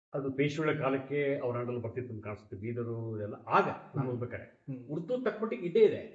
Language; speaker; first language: Kannada; native; Kannada